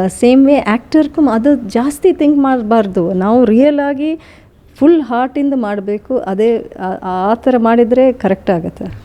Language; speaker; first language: Kannada; non-native, fluent; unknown